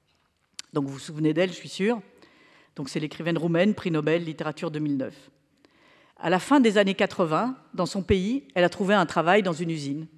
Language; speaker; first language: French; native; French